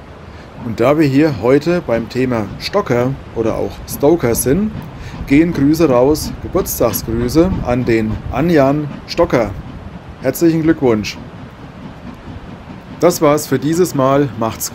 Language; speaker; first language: German; native; German